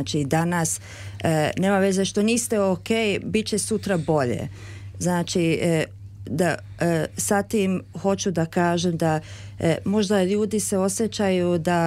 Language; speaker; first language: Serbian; early bilingual, heritage; Serbian